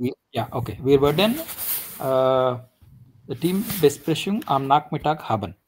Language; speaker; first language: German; non-native, learner; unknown